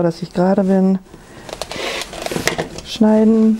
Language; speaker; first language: German; native; German